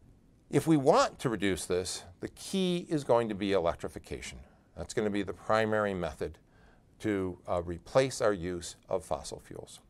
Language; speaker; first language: English; native; English